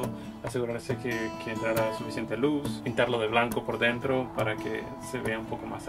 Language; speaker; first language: Spanish; native; Spanish